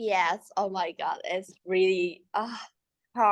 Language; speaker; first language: English; non-native, learner; Chinese